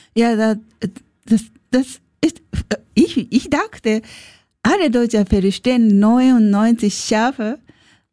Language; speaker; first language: German; non-native, learner; Japanese